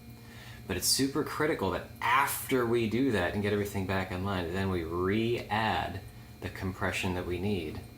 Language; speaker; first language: English; native; English